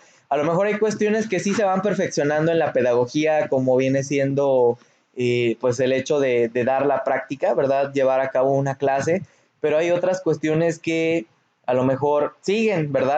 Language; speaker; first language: Spanish; native; Spanish